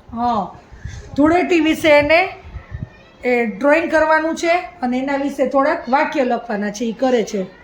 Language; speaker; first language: Gujarati; native; Gujarati